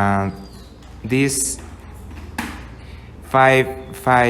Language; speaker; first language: English; non-native, learner; Spanish